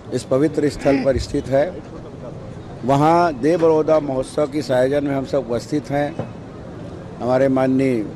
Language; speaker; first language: Hindi; native; Hindi